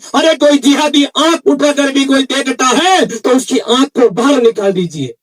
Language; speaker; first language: Hindi; non-native, local second language; Kannada